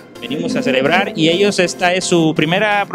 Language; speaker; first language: Spanish; native; Spanish